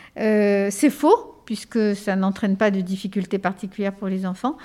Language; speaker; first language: French; early bilingual, other home language; Spanish